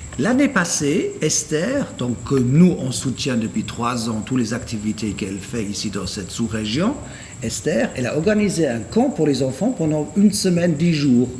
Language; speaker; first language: French; non-native, fluent; German